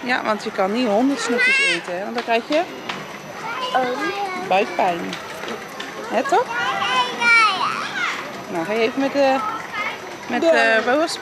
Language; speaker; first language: Dutch; native; Dutch